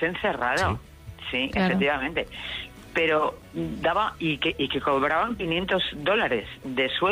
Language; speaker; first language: Spanish; native; Spanish